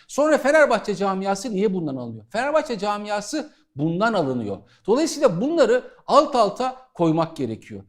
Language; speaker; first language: Turkish; native; Turkish